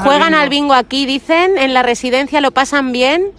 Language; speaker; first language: Spanish; native; Spanish